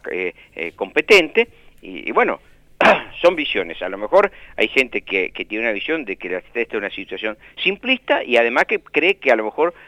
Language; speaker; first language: Spanish; native; Spanish